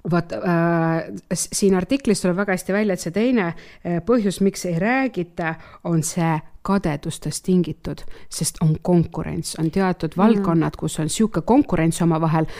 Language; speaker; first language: Estonian; non-native, local second language; Russian